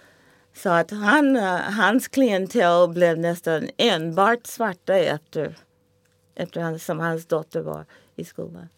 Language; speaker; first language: Swedish; non-native, fluent; English